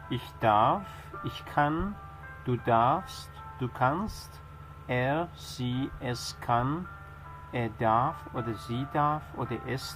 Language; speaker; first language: German; non-native, fluent; Persian